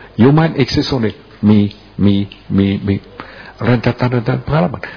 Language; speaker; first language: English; non-native, fluent; Indonesian